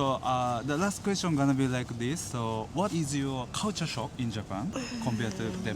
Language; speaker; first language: English; non-native, learner; Japanese